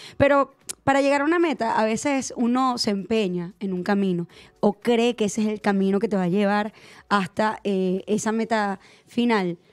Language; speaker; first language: Spanish; native; Spanish